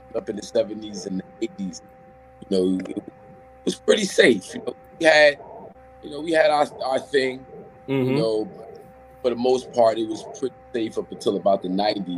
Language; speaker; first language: English; native; English